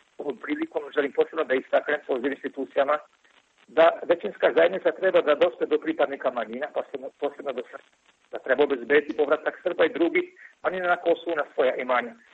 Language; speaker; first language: Serbian; non-native, local second language; Albanian